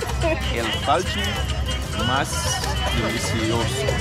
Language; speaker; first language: Spanish; non-native, learner; English